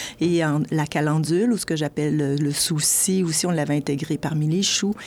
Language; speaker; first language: French; native; French